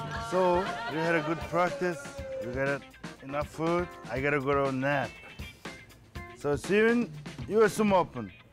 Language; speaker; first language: English; non-native, learner; Mongolian